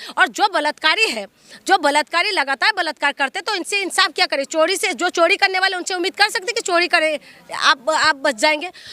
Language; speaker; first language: Hindi; non-native, local second language; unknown